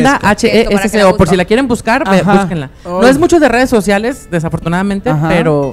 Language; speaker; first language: Spanish; native; Spanish